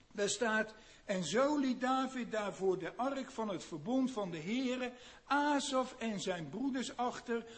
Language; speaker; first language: Dutch; native; Dutch